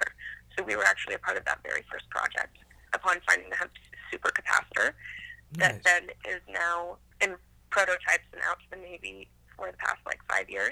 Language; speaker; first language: English; native; English